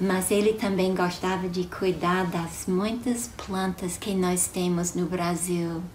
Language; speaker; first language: Portuguese; non-native, fluent; English